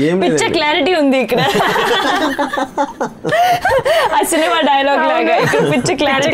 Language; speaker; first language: Telugu; non-native, learner; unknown